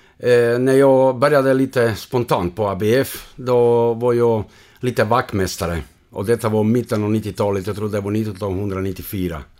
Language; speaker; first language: Swedish; non-native, fluent; Croatian